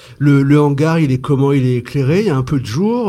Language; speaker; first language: French; native; French